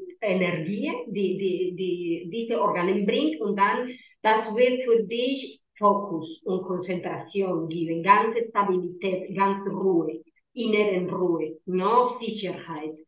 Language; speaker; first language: German; non-native, learner; Spanish